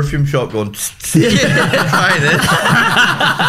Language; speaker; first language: English; native; English